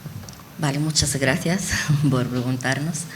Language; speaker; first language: Spanish; non-native, fluent; Arabic